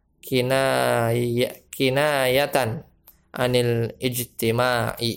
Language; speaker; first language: Arabic; non-native, fluent; Indonesian